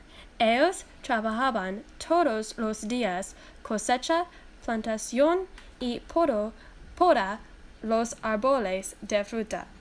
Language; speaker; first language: Spanish; non-native, learner; English